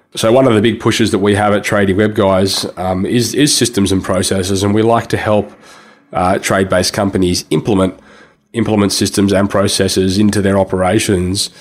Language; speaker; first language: English; native; English